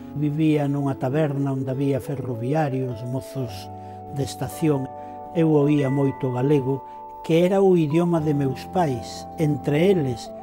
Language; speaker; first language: Galician; non-native, local second language; Spanish